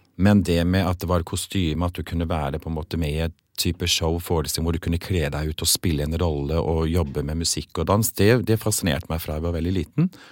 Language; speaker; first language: Norwegian; early bilingual, other home language; English